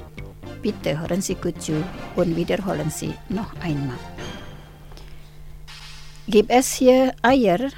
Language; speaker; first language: German; non-native, fluent; Indonesian